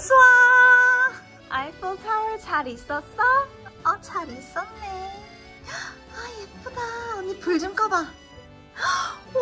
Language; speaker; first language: Korean; early bilingual, other home language; English